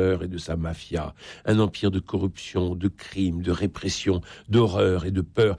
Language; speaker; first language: French; native; French